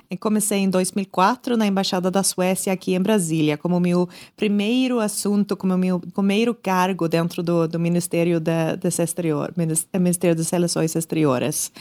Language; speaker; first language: Portuguese; non-native, learner; Swedish